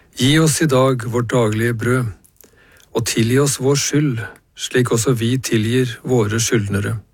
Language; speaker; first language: Norwegian; native; Norwegian